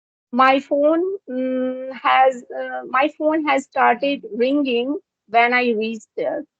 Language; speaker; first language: English; non-native, local second language; Hindi